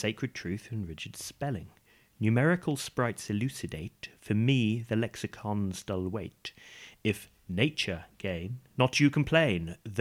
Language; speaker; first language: English; native; English